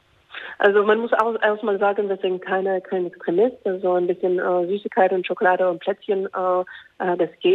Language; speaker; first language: German; non-native, fluent; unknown